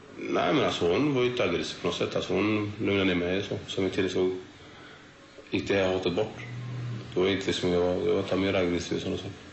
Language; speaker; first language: Swedish; early bilingual, other home language; Turoyo